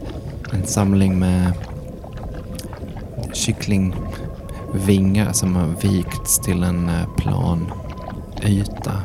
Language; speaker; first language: Swedish; native; Swedish